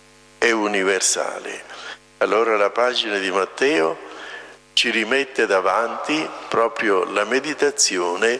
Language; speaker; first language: Italian; native; Italian